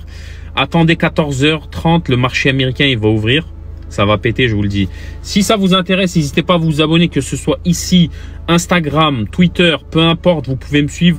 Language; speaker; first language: French; native; French